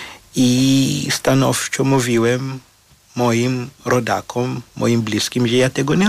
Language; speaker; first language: Polish; non-native, fluent; Shona